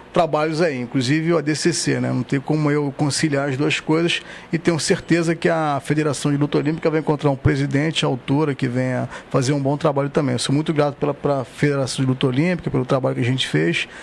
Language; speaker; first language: Portuguese; native; Portuguese